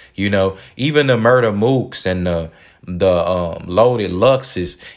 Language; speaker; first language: English; native; English